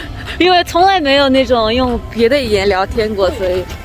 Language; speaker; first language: Chinese; non-native, fluent; Mongolian